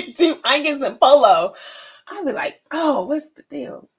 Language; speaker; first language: English; native; English